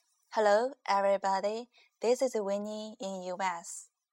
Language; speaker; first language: English; non-native, fluent; Chinese